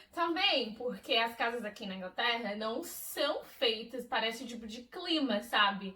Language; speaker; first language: Portuguese; non-native, fluent; English